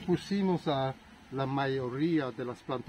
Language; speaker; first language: Spanish; non-native, fluent; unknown